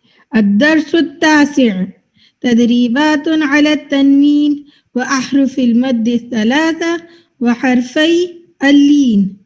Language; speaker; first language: Arabic; non-native, learner; Urdu